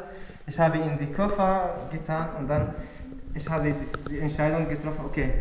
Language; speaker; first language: German; non-native, learner; Arabic